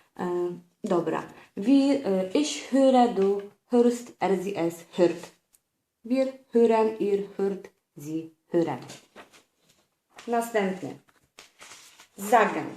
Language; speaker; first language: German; non-native, fluent; Polish